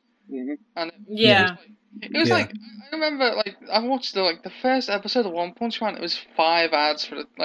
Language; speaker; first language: English; native; English